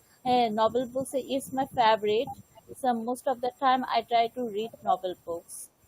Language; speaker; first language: English; non-native, learner; Bangla